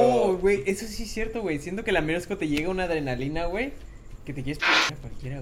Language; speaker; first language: Spanish; native; Spanish